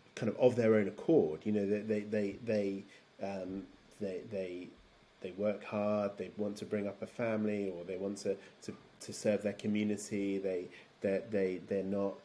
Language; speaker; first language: English; native; English